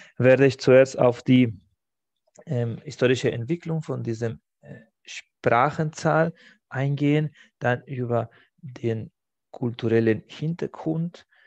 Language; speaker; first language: German; non-native, fluent; Spanish